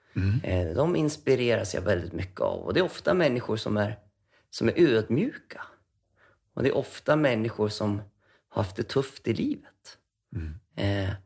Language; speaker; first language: Swedish; native; Swedish